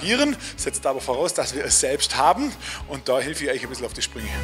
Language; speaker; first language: German; native; German